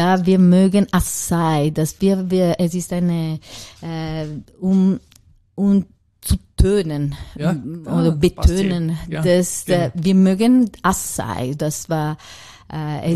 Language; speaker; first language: German; non-native, learner; Italian